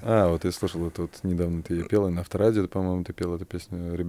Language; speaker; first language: Russian; native; Russian